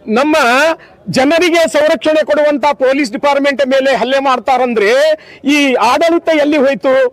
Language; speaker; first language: Kannada; non-native, local second language; Lambadi